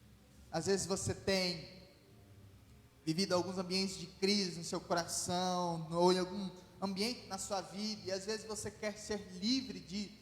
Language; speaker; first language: Portuguese; native; Portuguese